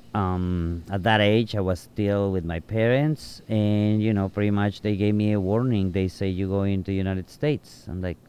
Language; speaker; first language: English; non-native, fluent; Spanish